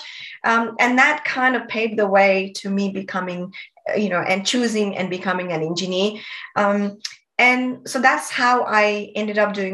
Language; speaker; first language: English; non-native, local second language; Nepali